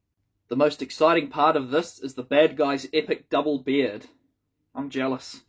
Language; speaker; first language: English; native; English